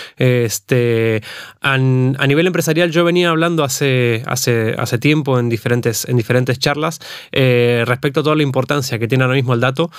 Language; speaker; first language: Spanish; native; Spanish